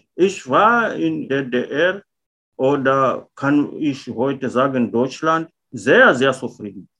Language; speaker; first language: German; non-native, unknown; Portuguese